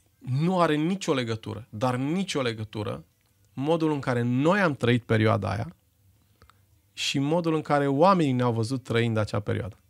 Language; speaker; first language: Romanian; native; Romanian